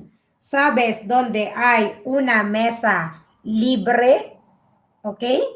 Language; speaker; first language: Spanish; non-native, learner; Filipino